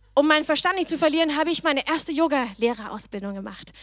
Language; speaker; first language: German; non-native, fluent; Danish